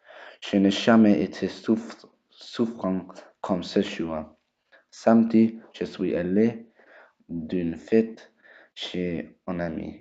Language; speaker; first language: French; non-native, learner; Danish